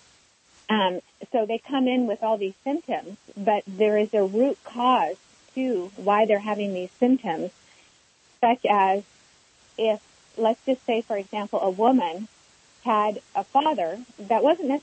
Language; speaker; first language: English; native; English